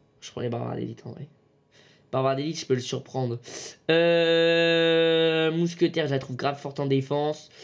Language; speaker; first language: French; native; French